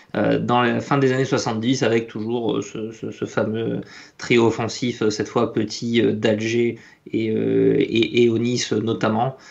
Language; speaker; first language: French; native; French